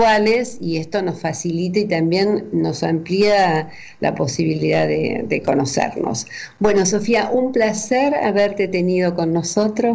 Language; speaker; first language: Spanish; native; Spanish